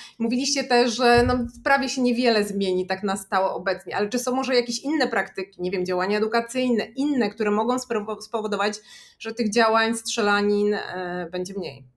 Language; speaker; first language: Polish; native; Polish